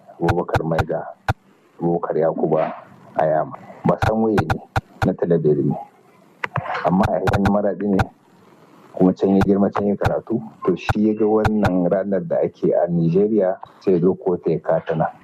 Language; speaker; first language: Hausa; native; Hausa